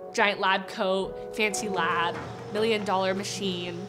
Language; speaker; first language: English; native; English